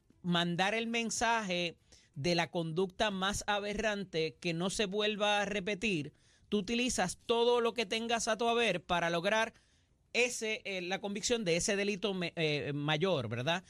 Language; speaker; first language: Spanish; native; Spanish